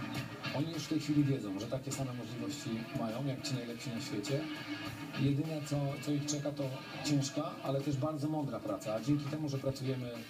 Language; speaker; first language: Polish; native; Polish